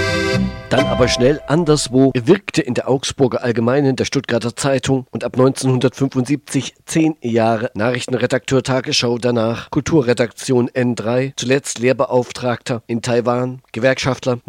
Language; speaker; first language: German; native; German